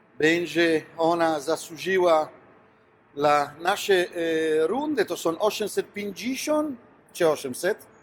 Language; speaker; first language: Polish; non-native, learner; Italian